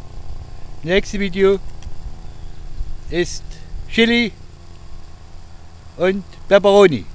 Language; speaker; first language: German; non-native, fluent; Russian